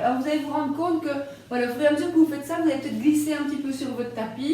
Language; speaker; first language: French; native; French